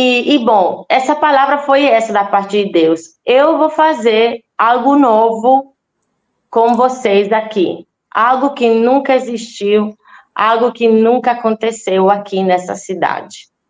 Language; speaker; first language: Portuguese; non-native, fluent; Italian